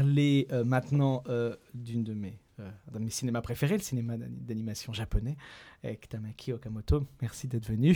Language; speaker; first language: French; native; French